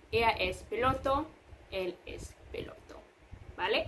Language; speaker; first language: Spanish; non-native, fluent; English